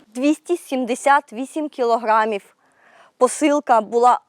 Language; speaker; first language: Ukrainian; native; Ukrainian